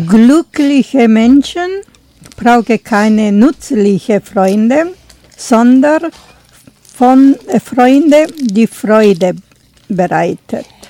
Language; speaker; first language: German; non-native, learner; Italian